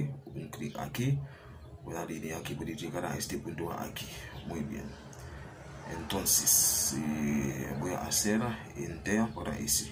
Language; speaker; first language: Spanish; non-native, learner; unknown